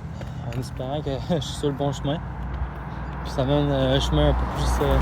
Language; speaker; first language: French; native; French